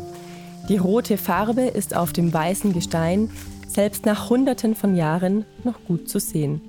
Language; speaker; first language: German; native; German